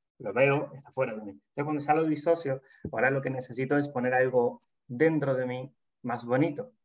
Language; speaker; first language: Spanish; native; Spanish